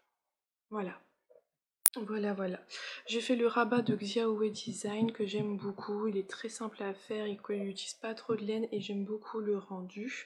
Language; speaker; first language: French; native; French